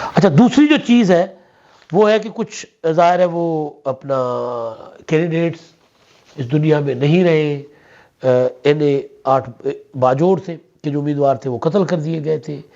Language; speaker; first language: Urdu; non-native, local second language; Sindhi